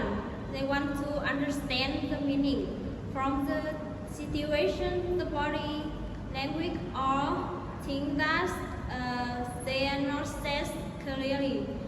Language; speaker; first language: English; non-native, learner; Vietnamese